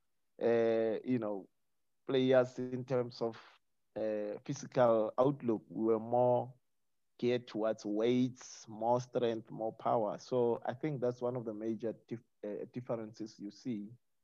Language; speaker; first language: English; non-native, local second language; Northern Sotho